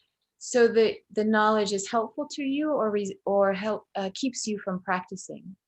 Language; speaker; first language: English; native; English